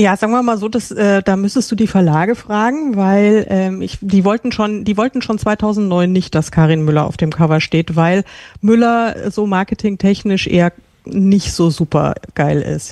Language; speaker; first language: German; native; German